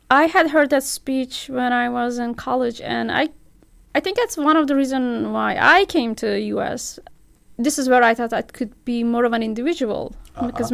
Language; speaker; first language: English; non-native, fluent; Turkish